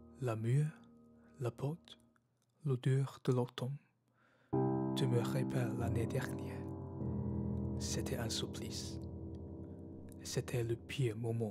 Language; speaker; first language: French; non-native, learner; Cantonese